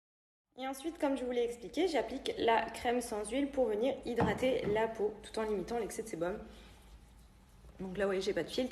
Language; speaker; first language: French; native; French